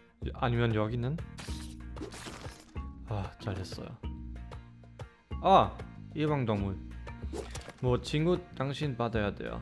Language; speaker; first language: Korean; non-native, learner; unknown